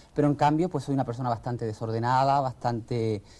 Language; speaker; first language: Spanish; early bilingual, other home language; Arabic